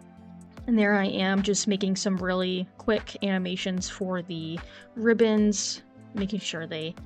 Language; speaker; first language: English; native; English